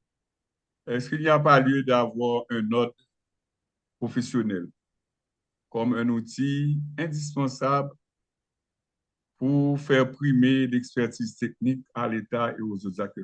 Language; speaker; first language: French; non-native, local second language; Haitian Creole